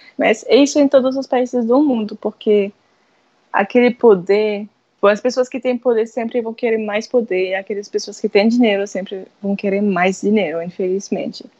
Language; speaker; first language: Portuguese; non-native, fluent; French